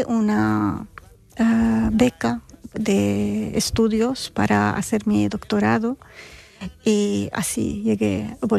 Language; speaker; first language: Spanish; non-native, fluent; Arabic